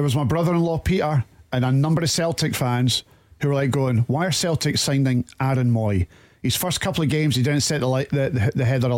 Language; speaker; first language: English; native; English